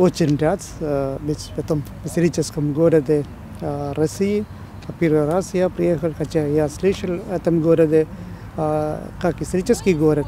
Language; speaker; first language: Russian; non-native, fluent; Malayalam